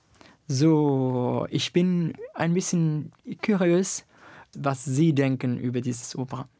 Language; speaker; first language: German; non-native, fluent; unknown